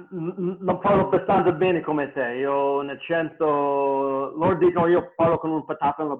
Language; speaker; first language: Italian; non-native, learner; English